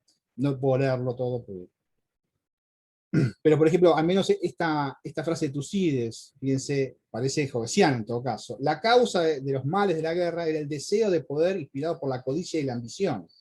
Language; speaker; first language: Spanish; native; Spanish